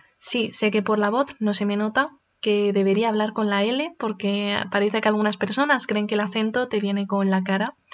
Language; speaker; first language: Spanish; early bilingual, other home language; Chinese